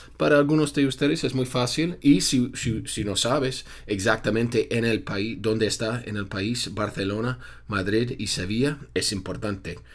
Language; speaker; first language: Spanish; non-native, fluent; English